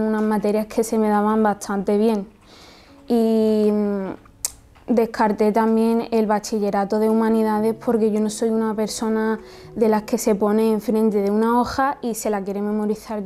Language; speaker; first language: Spanish; early bilingual, other home language; Arabic